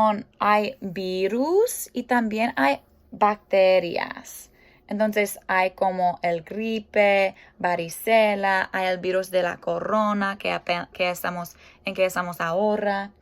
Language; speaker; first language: Spanish; non-native, fluent; English